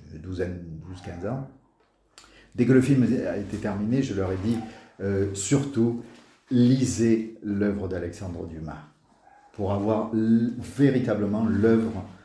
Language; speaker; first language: French; native; French